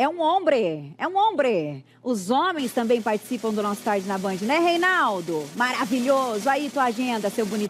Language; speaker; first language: Portuguese; native; Portuguese